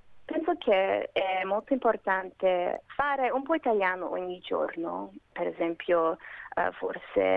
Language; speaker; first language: Italian; non-native, learner; Macedonian